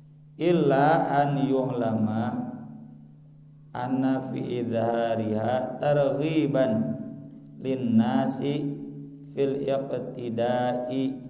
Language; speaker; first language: Arabic; non-native, fluent; Sundanese